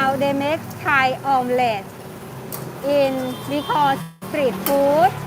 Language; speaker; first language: English; non-native, learner; Thai